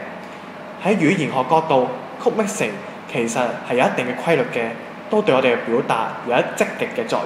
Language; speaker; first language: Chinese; non-native, local second language; Cantonese